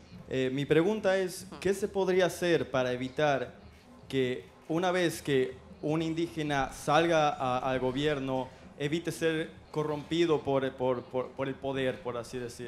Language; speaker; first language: Spanish; native; Spanish